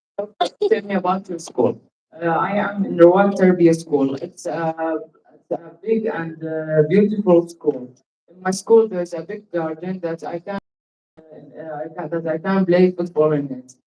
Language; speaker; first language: English; non-native, learner; Arabic